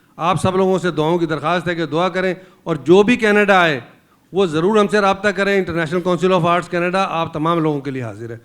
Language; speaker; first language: Urdu; native; Urdu